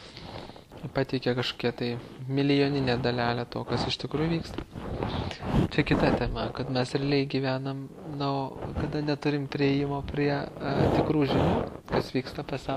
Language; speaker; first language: Lithuanian; native; Lithuanian